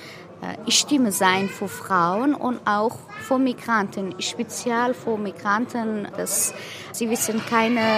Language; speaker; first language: German; non-native, learner; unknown